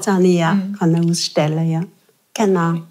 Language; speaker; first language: German; non-native, fluent; Tibetan